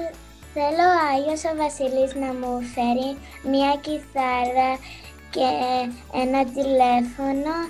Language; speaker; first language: Greek; early bilingual, heritage; English